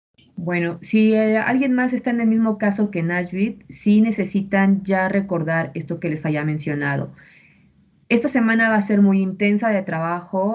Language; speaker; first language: Spanish; native; Spanish